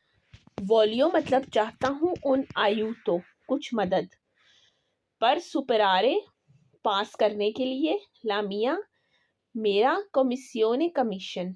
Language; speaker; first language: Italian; non-native, learner; Urdu